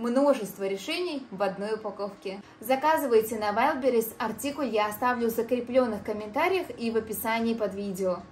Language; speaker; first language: Russian; native; Russian